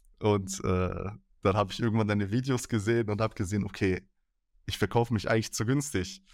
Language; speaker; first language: German; early bilingual, other home language; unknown